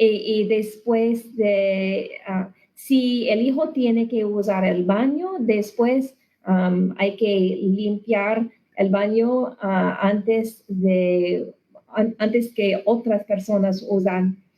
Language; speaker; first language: Spanish; non-native, learner; English